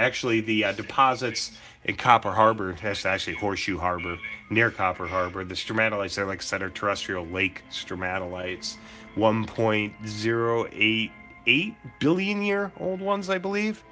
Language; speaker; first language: English; native; English